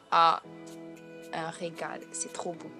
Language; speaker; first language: French; non-native, local second language; Morisyen